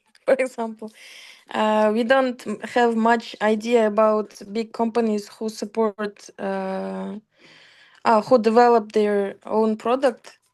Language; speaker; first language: English; non-native, fluent; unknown